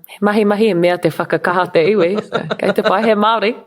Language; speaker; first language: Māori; non-native, local second language; English